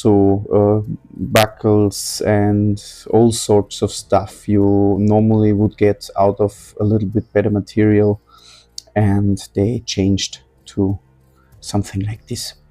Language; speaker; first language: English; non-native, fluent; German